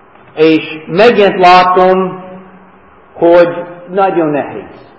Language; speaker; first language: Hungarian; non-native, fluent; English